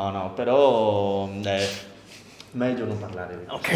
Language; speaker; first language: Italian; non-native, learner; Spanish